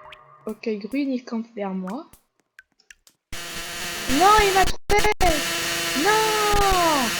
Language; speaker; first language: French; native; French